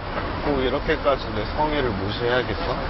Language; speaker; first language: Korean; native; Korean